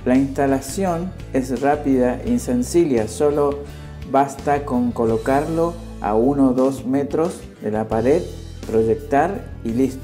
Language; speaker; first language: Spanish; native; Spanish